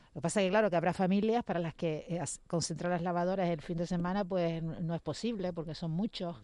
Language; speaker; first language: Spanish; native; Spanish